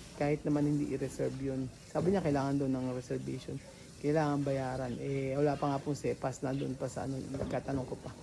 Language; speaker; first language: Filipino; native; Filipino